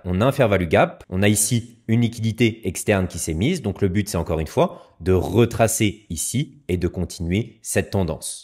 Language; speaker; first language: French; native; French